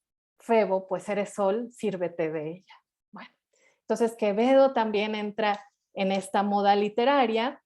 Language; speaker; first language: Spanish; native; Spanish